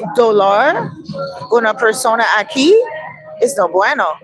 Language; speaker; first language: Spanish; non-native, learner; English